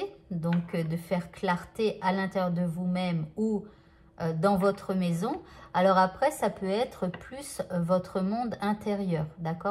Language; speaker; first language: French; native; French